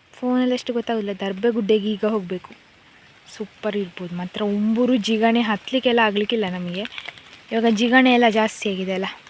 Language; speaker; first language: Kannada; native; Kannada